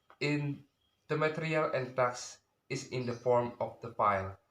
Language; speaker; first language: English; non-native, learner; Indonesian